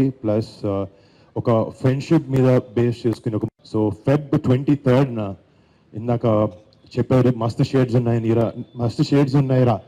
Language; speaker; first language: Telugu; native; Telugu